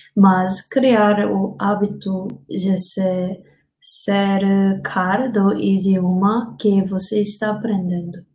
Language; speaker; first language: Portuguese; non-native, learner; Korean